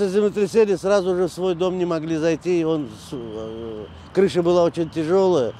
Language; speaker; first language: Russian; native; Russian